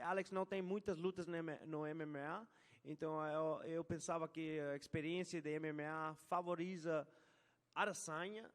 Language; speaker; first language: Portuguese; non-native, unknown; English